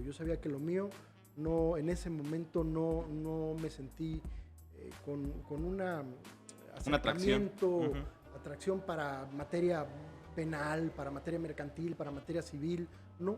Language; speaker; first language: Spanish; native; Spanish